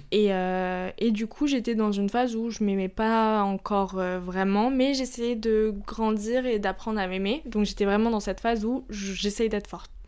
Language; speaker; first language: French; early bilingual, other home language; Arabic